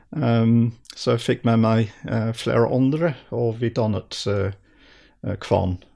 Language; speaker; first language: Norwegian; non-native, fluent; English